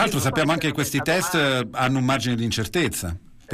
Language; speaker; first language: Italian; native; Italian